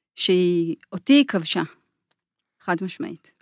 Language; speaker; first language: Hebrew; native; Hebrew